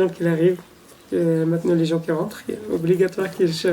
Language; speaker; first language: French; non-native, local second language; Arabic